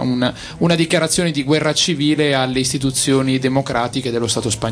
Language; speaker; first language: Italian; native; Italian